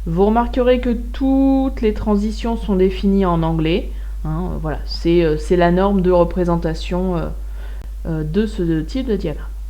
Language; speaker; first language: French; native; French